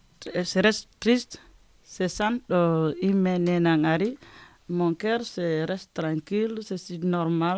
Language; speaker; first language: French; non-native, learner; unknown